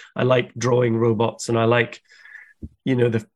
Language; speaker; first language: English; native; English